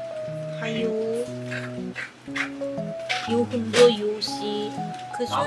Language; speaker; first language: Chinese; non-native, learner; Korean